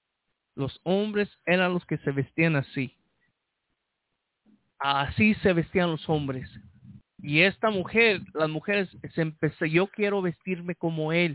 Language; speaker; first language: Spanish; early bilingual, heritage; Spanish